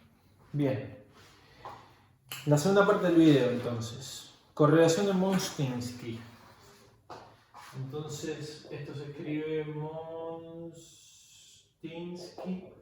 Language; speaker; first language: Spanish; native; Spanish